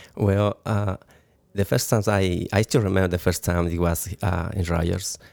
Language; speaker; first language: English; non-native, learner; Spanish